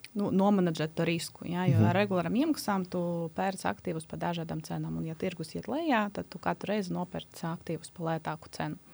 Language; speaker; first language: Latvian; non-native, local second language; Russian